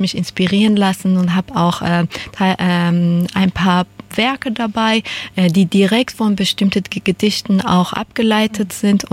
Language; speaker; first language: German; non-native, fluent; Persian